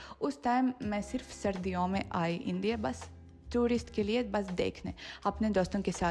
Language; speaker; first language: Hindi; non-native, fluent; Russian